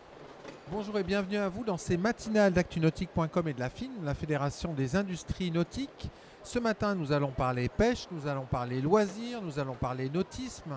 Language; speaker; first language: French; native; French